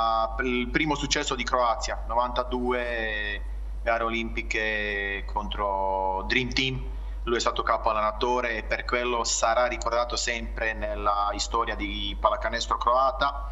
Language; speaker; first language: Italian; non-native, fluent; Croatian